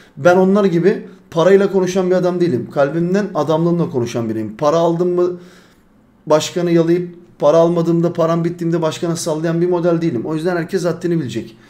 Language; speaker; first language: Turkish; early bilingual, heritage; Turkish